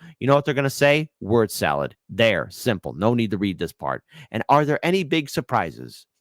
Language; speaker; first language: English; native; English